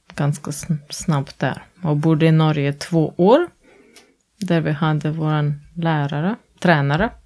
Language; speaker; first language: Swedish; non-native, fluent; Latvian